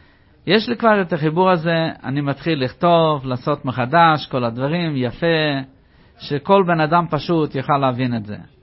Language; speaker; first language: Hebrew; non-native, fluent; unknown